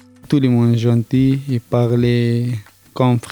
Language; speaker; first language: French; non-native, learner; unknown